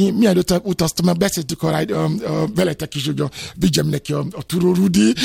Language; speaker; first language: Hungarian; non-native, learner; Yoruba